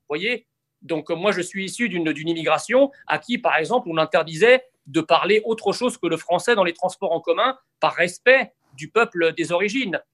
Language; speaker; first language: French; early bilingual, other home language; Arabic